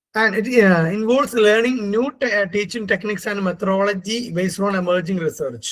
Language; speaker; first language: English; non-native, local second language; Malayalam